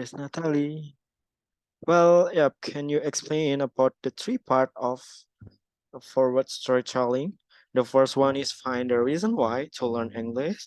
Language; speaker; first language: English; non-native, fluent; Indonesian